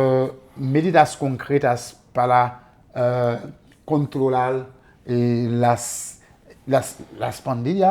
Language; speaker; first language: Spanish; non-native, fluent; Haitian Creole